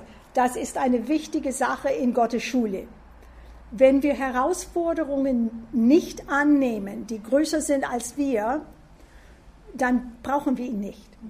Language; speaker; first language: German; non-native, fluent; English